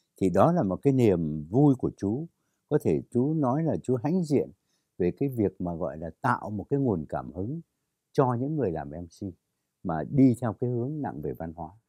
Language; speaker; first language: Vietnamese; native; Vietnamese